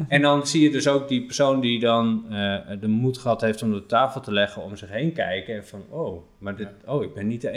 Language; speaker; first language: Dutch; native; Dutch